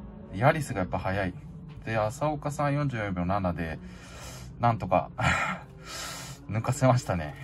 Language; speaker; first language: Japanese; native; Japanese